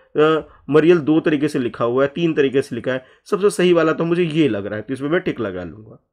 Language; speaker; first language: Hindi; native; Hindi